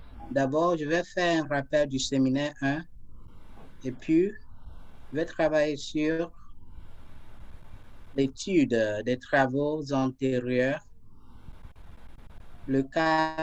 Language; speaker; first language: French; non-native, fluent; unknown